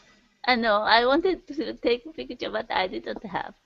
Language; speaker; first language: English; non-native, learner; Japanese